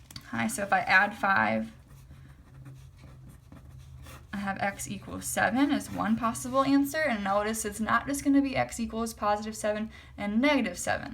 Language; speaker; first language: English; native; English